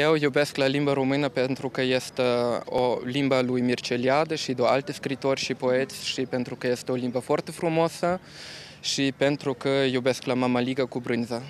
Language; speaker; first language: Romanian; non-native, learner; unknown